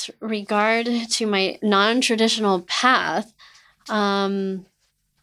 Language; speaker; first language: English; native; English